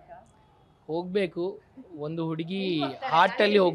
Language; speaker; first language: Kannada; non-native, learner; Telugu